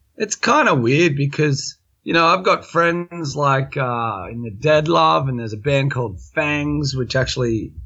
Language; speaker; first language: English; native; English